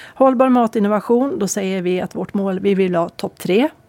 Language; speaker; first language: Swedish; native; Swedish